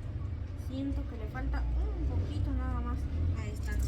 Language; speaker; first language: Spanish; native; Spanish